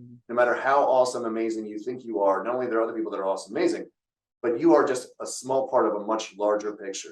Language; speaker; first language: English; native; English